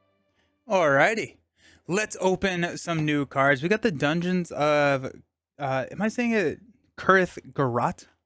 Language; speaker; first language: English; native; English